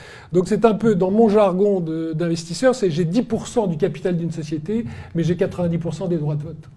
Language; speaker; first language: French; native; French